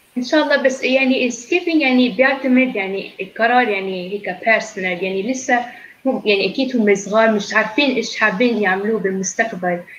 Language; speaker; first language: Arabic; early bilingual, heritage; Arabic